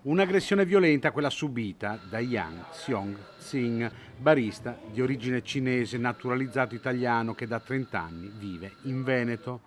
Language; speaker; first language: Italian; native; Italian